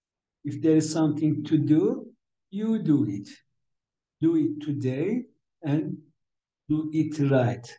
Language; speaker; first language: English; non-native, fluent; Turkish